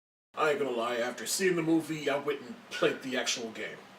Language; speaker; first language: English; native; English